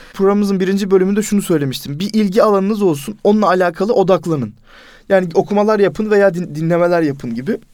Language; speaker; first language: Turkish; native; Turkish